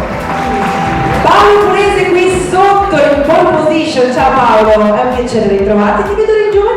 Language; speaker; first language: Italian; native; Italian